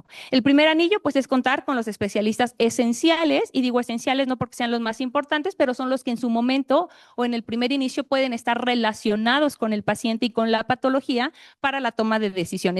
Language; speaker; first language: Spanish; native; Spanish